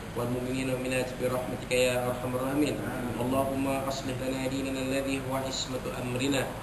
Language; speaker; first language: Arabic; non-native, fluent; Malay